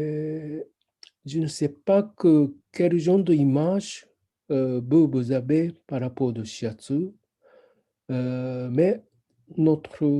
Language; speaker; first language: French; non-native, fluent; Japanese